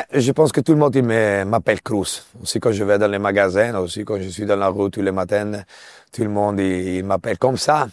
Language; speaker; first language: French; non-native, local second language; Italian